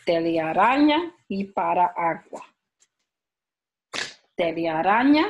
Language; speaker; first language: Spanish; early bilingual, heritage; Spanish